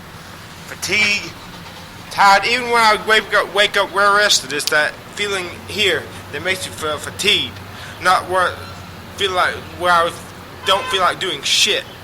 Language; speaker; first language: English; native; English